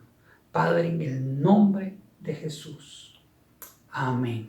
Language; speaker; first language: Spanish; native; Spanish